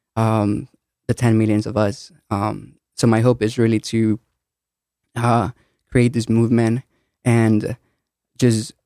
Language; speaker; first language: English; early bilingual, other home language; Spanish